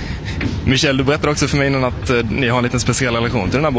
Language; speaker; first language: Swedish; native; Swedish